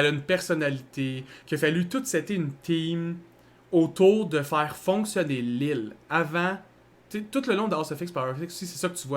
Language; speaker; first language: French; native; French